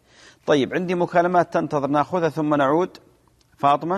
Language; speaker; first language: Arabic; native; Arabic